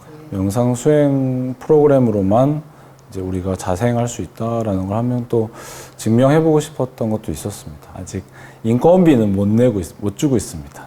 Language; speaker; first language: Korean; native; Korean